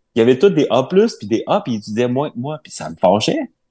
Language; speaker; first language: French; native; French